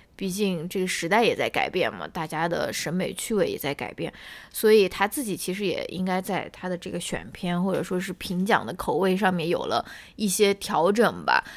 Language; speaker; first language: Chinese; native; Chinese